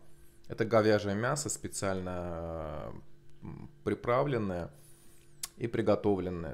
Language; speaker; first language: Russian; non-native, local second language; Azerbaijani